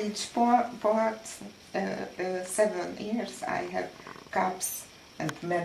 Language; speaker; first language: English; non-native, learner; Hungarian